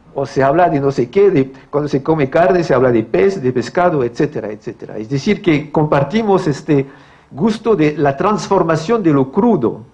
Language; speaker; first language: Spanish; non-native, fluent; French